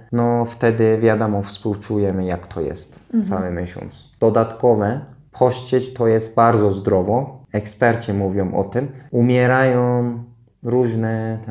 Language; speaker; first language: Polish; non-native, fluent; Turkish